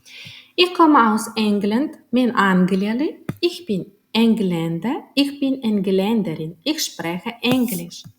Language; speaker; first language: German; non-native, fluent; Turkmen